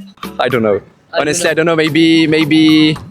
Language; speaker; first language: English; non-native, fluent; French